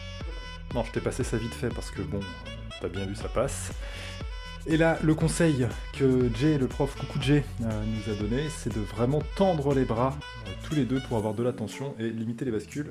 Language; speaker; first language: French; native; French